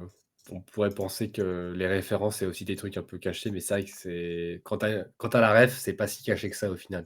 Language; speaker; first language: French; native; French